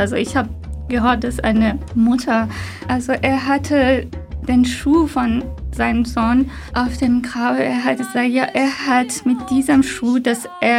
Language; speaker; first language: German; non-native, fluent; Persian